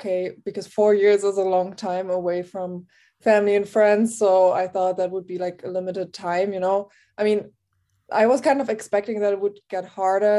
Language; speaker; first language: English; non-native, fluent; German